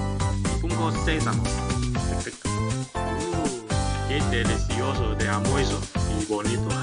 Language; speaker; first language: Spanish; non-native, learner; Chinese